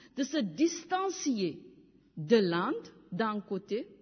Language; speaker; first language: French; non-native, fluent; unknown